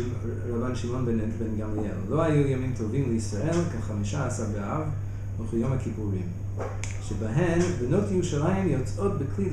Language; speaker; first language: Hebrew; non-native, fluent; English